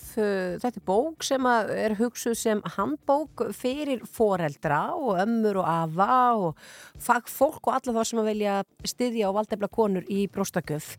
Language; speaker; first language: Icelandic; native; Icelandic